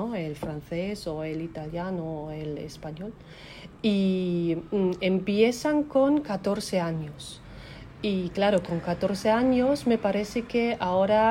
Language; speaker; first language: Spanish; non-native, fluent; German